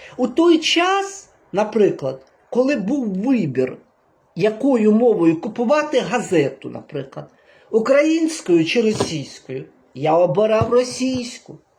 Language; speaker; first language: Ukrainian; native; Ukrainian